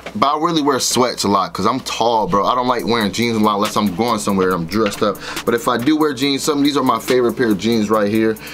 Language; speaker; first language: English; native; English